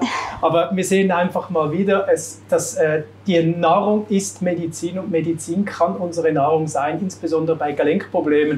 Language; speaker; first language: German; native; German